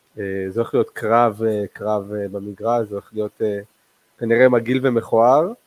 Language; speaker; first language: Hebrew; non-native, local second language; Arabic